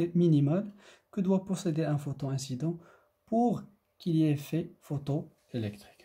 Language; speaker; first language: French; non-native, local second language; Arabic